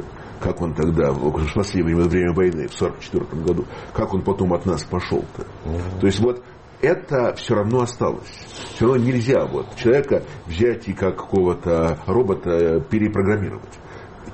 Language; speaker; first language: Russian; native; Russian